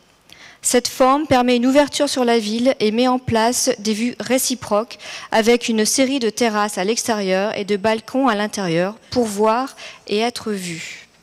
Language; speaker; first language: French; native; French